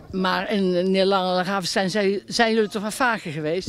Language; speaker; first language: Dutch; native; Dutch